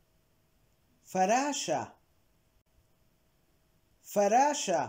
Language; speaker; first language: Arabic; non-native, local second language; Kurdish